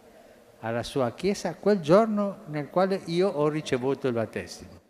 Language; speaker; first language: Italian; non-native, fluent; Spanish